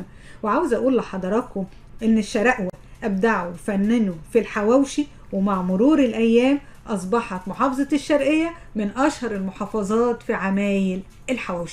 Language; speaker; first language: Arabic; native; Arabic